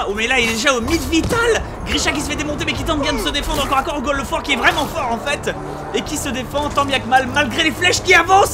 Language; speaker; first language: French; native; French